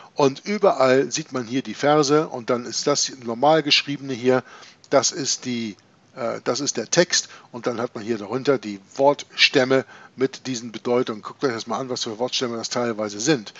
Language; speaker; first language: German; native; German